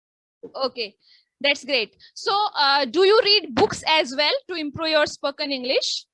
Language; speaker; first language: English; non-native, local second language; Hindi